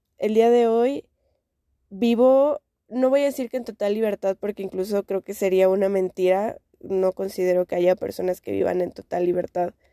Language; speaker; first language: Spanish; native; Spanish